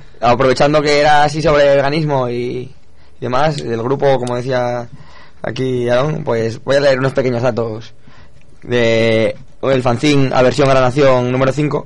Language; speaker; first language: Spanish; native; Spanish